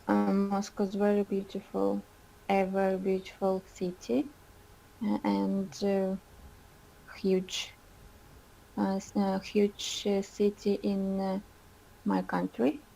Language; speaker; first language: English; non-native, learner; Russian